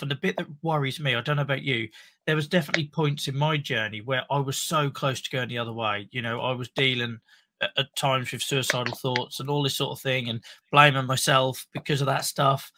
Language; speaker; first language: English; native; English